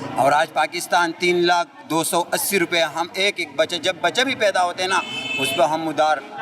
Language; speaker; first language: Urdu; non-native, local second language; Pashto